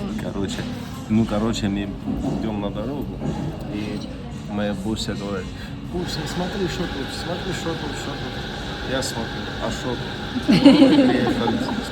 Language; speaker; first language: Russian; non-native, learner; Georgian